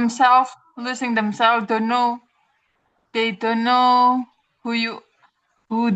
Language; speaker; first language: English; non-native, learner; Indonesian